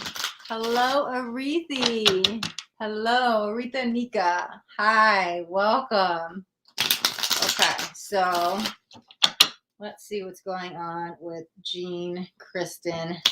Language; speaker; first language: English; native; English